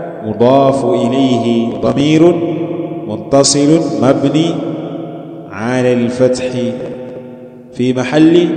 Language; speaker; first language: Arabic; non-native, fluent; Swahili